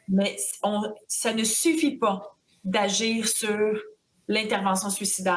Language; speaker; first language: French; native; French